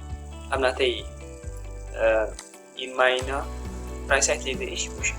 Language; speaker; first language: German; non-native, learner; Tigrinya